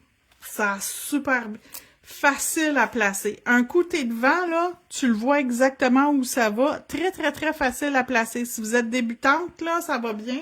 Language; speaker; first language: French; native; French